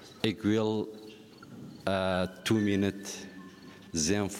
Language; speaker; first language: Dutch; non-native, learner; Kurdish